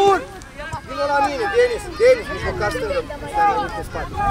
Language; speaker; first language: Romanian; native; Romanian